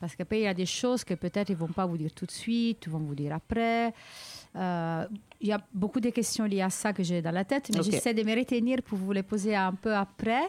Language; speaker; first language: French; native; French